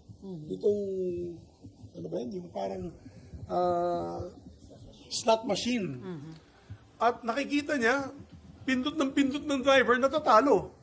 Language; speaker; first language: Filipino; non-native, local second language; Cebuano